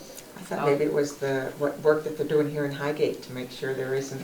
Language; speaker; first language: English; native; English